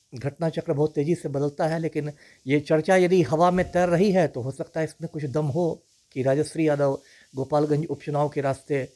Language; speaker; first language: Hindi; native; Hindi